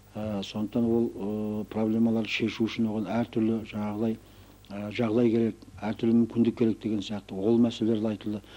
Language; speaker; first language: Kazakh; early bilingual, heritage; Kazakh